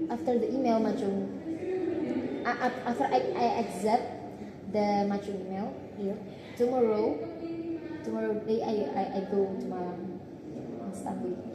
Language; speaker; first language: English; non-native, learner; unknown